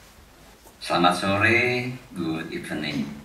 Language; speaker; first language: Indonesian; native; Indonesian